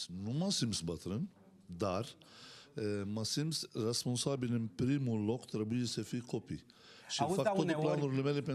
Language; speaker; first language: Romanian; non-native, learner; Turkish